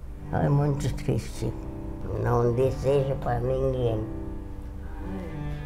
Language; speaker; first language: Portuguese; non-native, fluent; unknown